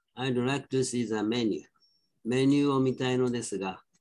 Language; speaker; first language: Japanese; native; Japanese